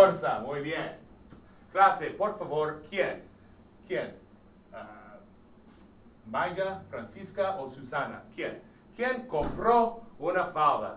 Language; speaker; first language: Spanish; non-native, fluent; English